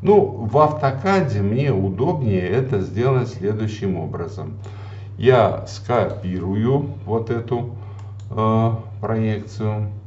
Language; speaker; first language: Russian; native; Russian